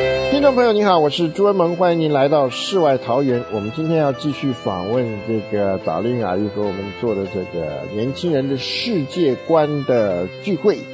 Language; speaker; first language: Chinese; native; Chinese